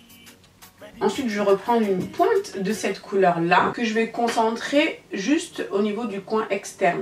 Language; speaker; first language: French; native; French